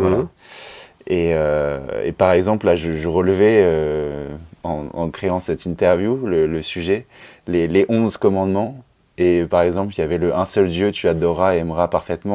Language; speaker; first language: French; native; French